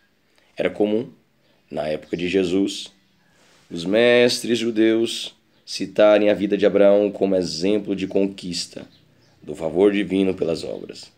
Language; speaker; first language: Portuguese; native; Portuguese